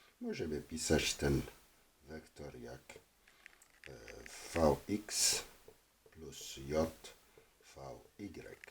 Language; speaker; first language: Polish; non-native, learner; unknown